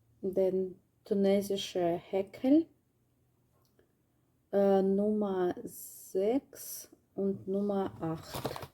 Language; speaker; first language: German; non-native, learner; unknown